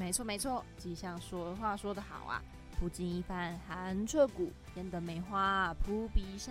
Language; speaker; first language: Chinese; native; Chinese